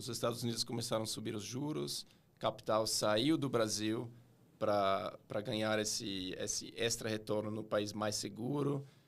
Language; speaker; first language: Portuguese; non-native, fluent; German